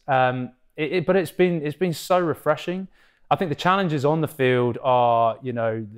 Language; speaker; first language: English; native; English